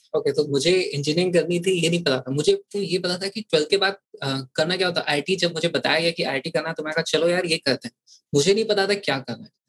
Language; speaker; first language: Hindi; native; Hindi